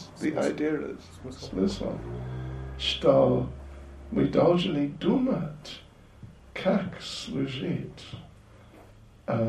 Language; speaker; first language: Russian; non-native, learner; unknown